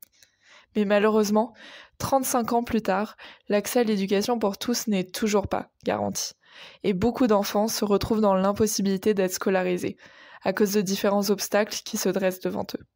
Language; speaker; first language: French; native; French